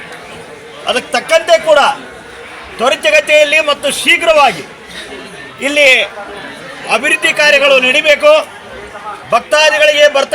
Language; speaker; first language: Kannada; native; Kannada